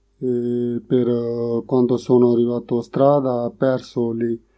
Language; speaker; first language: Italian; non-native, learner; Punjabi